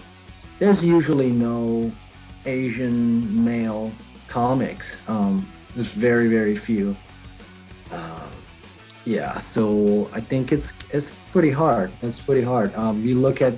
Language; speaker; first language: English; non-native, fluent; Chinese